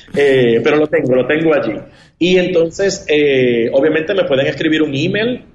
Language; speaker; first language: Spanish; native; Spanish